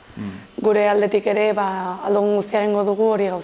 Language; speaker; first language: Basque; native; Basque